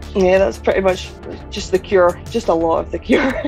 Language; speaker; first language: English; native; English